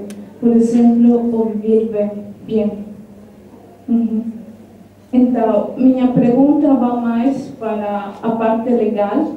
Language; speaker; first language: Portuguese; non-native, learner; Spanish